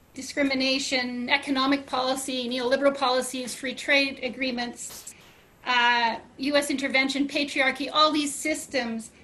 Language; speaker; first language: English; native; English